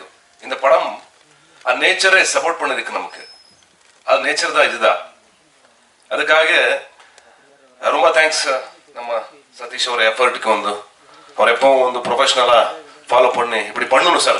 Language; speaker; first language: Tamil; non-native, learner; Kannada